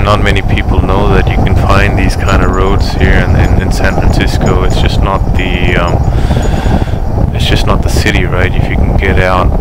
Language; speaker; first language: English; native; English